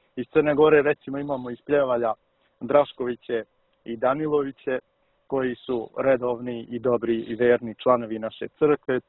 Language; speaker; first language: Serbian; early bilingual, heritage; Serbian